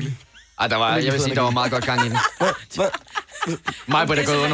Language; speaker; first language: Danish; native; Danish